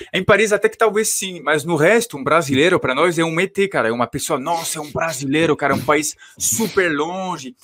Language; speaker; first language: Portuguese; non-native, fluent; French